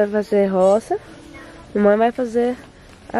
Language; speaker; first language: Portuguese; non-native, learner; Dutch